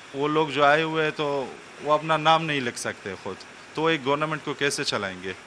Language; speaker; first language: Hindi; non-native, fluent; Persian